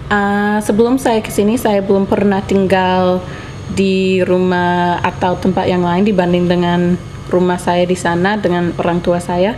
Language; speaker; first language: Indonesian; non-native, learner; English